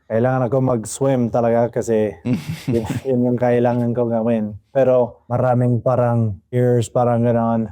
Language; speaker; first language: Filipino; non-native, fluent; English